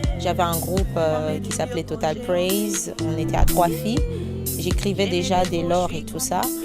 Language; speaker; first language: French; non-native, local second language; Lingala